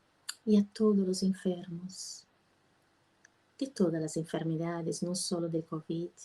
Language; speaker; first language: Spanish; non-native, fluent; Portuguese